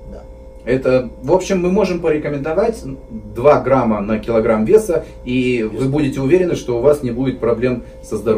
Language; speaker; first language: Russian; native; Russian